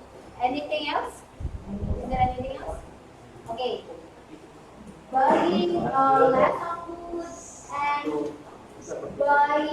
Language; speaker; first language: English; non-native, learner; Indonesian